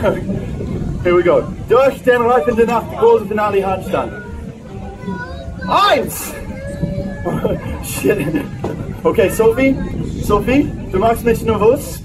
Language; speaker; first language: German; non-native, learner; English